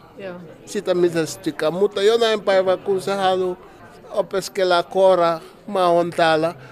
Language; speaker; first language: Finnish; non-native, fluent; Mandingo